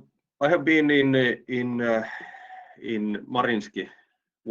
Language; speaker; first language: English; non-native, fluent; Finnish